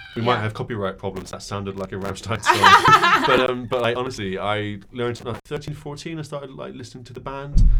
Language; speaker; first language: English; native; English